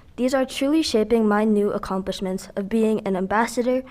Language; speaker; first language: English; early bilingual, other home language; Filipino